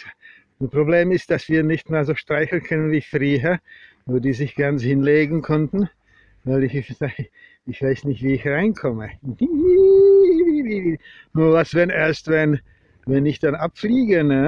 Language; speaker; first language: German; non-native, fluent; Czech